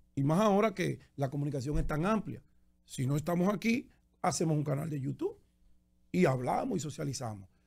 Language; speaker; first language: Spanish; native; Spanish